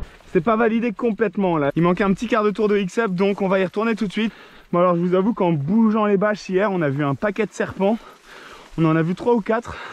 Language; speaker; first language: French; native; French